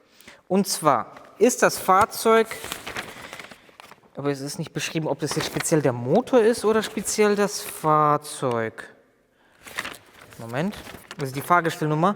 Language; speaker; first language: German; native; German